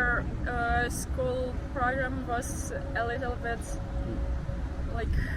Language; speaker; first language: English; non-native, fluent; Ukrainian